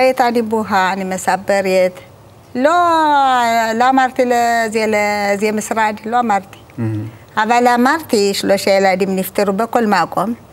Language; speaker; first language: Hebrew; non-native, learner; Amharic